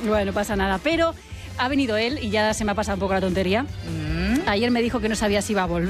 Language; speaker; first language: Spanish; native; Spanish